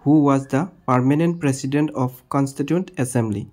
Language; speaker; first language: English; non-native, local second language; Assamese